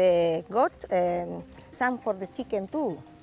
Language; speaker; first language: English; non-native, learner; Indonesian